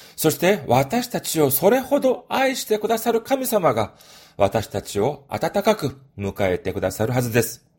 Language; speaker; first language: Japanese; non-native, fluent; Korean